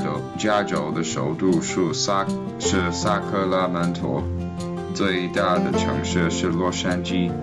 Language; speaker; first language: Chinese; non-native, learner; English